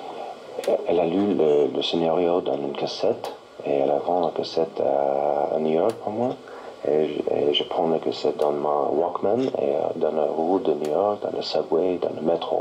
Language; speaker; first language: French; non-native, learner; English